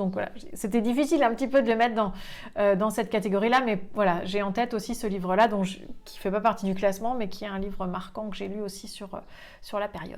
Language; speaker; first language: French; native; French